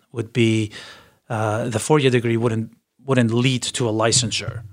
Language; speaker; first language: English; early bilingual, other home language; Persian